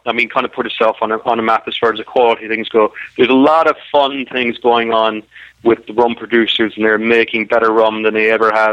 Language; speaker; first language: English; native; English